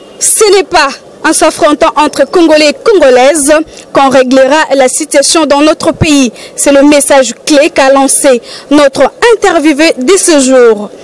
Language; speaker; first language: French; non-native, local second language; Lingala